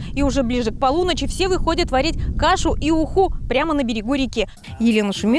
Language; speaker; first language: Russian; native; Russian